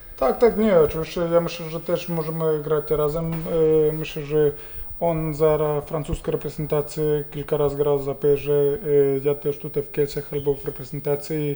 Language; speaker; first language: Polish; non-native, fluent; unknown